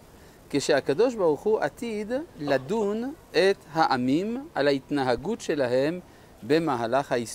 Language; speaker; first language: Hebrew; non-native, fluent; French